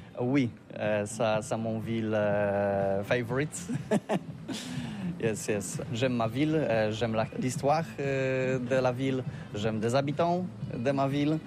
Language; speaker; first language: French; non-native, learner; Polish